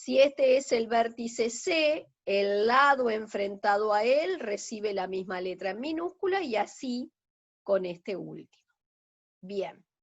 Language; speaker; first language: Spanish; native; Spanish